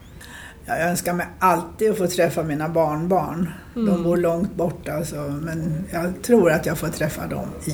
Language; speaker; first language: Swedish; native; Swedish